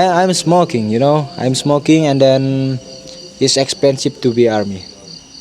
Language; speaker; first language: English; non-native, learner; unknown